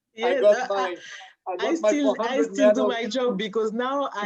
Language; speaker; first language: English; non-native, learner; French